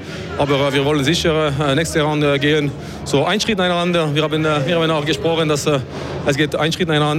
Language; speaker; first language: German; non-native, fluent; French